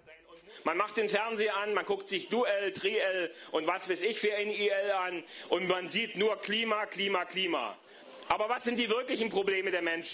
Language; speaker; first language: German; native; German